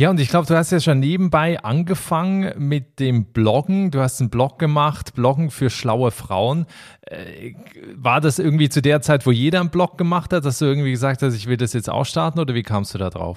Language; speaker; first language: German; native; German